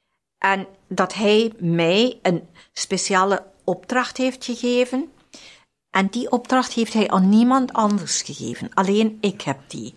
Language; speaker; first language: Dutch; non-native, fluent; German